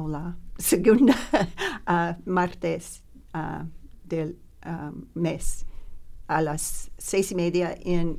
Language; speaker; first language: Spanish; non-native, learner; English